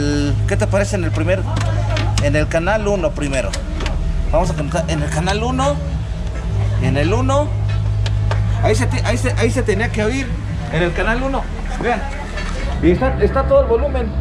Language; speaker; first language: Spanish; native; Spanish